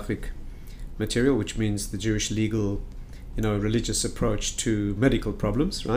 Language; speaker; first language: English; native; English